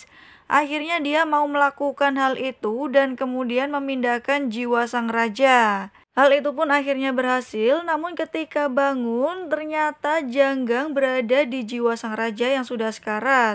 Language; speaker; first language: Indonesian; native; Indonesian